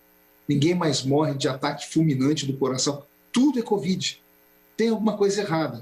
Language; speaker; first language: Portuguese; native; Portuguese